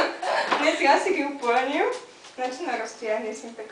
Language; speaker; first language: Bulgarian; native; Bulgarian